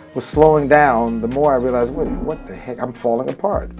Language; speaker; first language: English; native; English